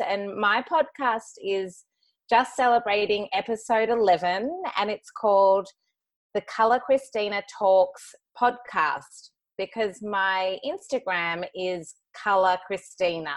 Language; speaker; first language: English; native; English